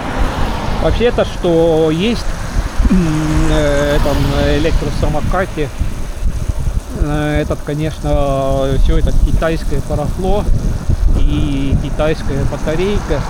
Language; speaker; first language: Russian; non-native, local second language; Estonian